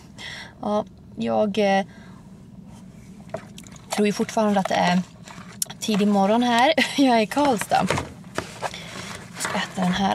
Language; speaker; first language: Swedish; native; Swedish